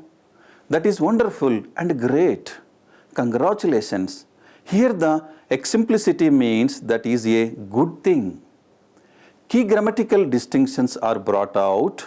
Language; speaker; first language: English; non-native, local second language; Telugu